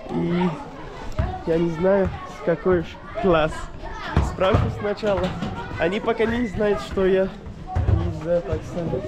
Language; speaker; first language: Russian; non-native, learner; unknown